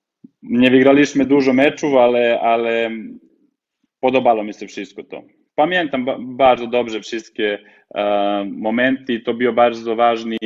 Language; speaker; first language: Polish; non-native, fluent; Serbian